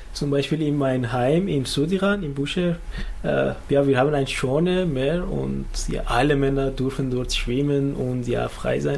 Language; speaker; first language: German; non-native, learner; Persian